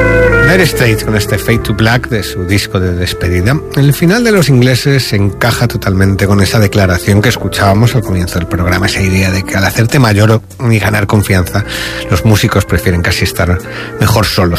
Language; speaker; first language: Spanish; native; Spanish